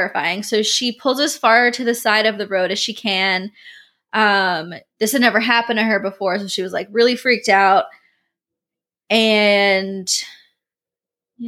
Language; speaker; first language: English; native; English